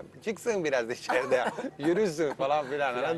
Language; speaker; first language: Turkish; non-native, learner; Italian